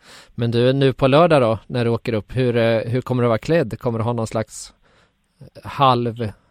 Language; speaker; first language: Swedish; native; Swedish